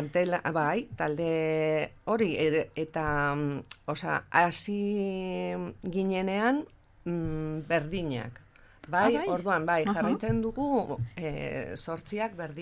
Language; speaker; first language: Basque; non-native, local second language; Spanish